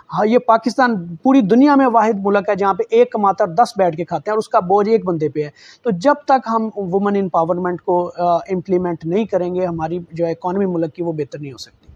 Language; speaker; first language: Urdu; non-native, local second language; Saraiki